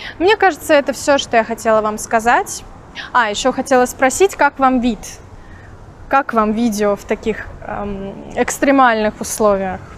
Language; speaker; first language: Russian; native; Russian